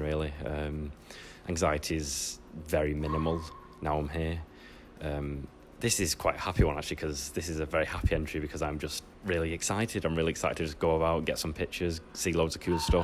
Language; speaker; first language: English; native; English